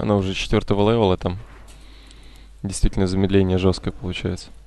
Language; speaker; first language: Russian; native; Russian